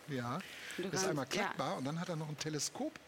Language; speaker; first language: German; native; German